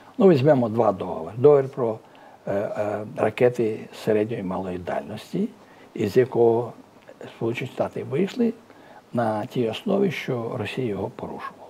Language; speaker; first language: Ukrainian; native; Ukrainian